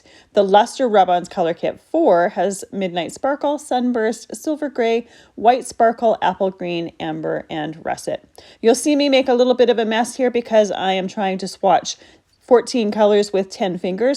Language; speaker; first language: English; native; English